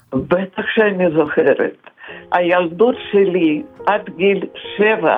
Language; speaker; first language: Hebrew; non-native, fluent; Russian